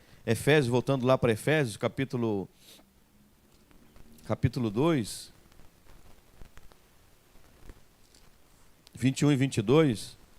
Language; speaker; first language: Portuguese; native; Portuguese